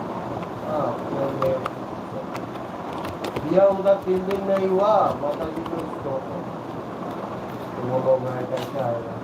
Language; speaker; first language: Hindi; non-native, local second language; Santali